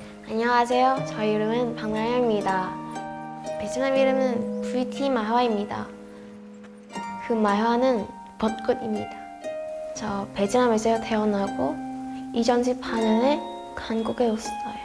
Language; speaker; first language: Korean; non-native, learner; Vietnamese